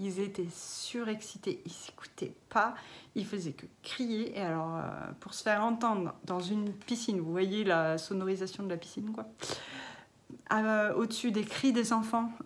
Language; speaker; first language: French; native; French